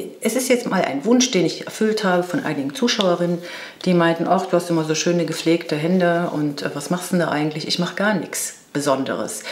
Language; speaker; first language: German; native; German